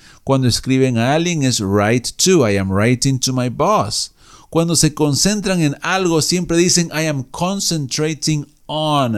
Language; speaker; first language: Spanish; native; Spanish